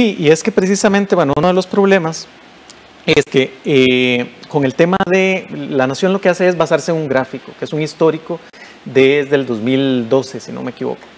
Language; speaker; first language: Spanish; native; Spanish